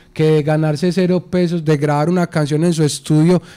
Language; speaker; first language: Spanish; native; Spanish